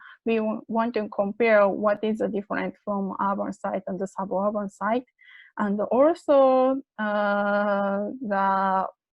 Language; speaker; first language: English; non-native, fluent; Japanese